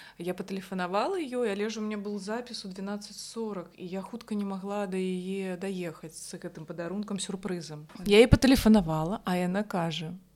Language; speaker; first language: Belarusian; non-native, local second language; Russian